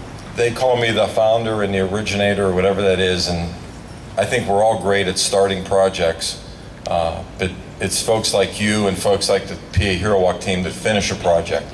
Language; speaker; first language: English; native; English